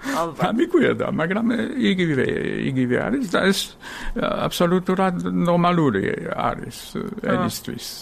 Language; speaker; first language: Georgian; non-native, fluent; Spanish